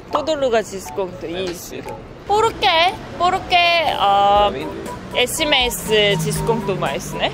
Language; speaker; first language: Portuguese; non-native, learner; Korean